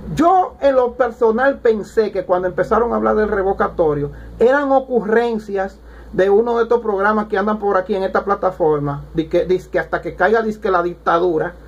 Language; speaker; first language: Spanish; native; Spanish